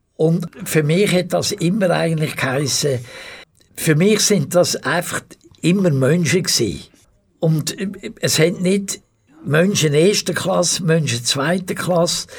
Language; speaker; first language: German; native; German